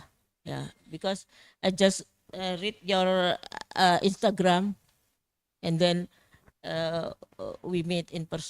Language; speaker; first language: English; non-native, fluent; Indonesian